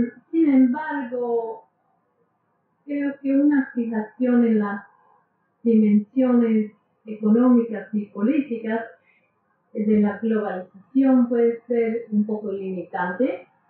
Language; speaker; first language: Spanish; non-native, fluent; English